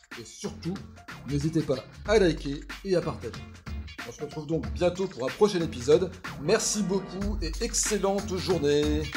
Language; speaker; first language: French; native; French